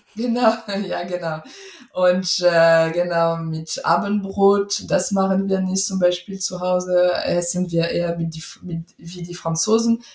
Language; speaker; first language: German; non-native, fluent; French